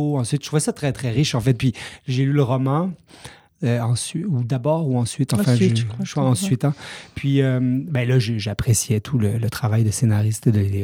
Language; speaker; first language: French; native; French